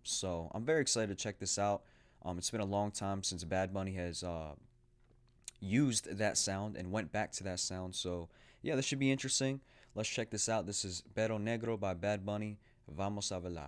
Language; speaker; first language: English; native; English